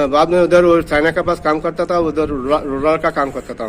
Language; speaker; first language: Hindi; non-native, learner; Bangla